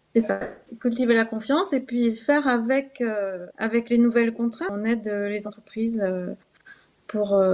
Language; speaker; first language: French; native; French